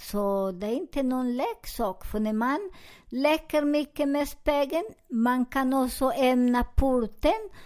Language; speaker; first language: Swedish; non-native, learner; Spanish